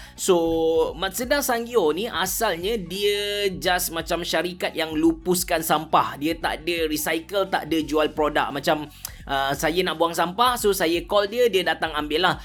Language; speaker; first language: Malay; native; Malay